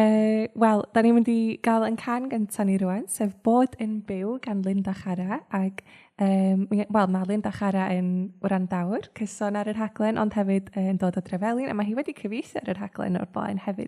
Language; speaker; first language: Welsh; native; Welsh